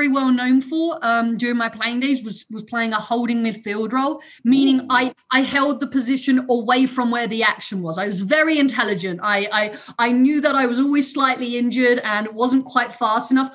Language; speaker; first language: English; non-native, local second language; German